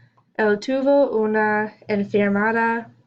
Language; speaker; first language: Spanish; non-native, learner; English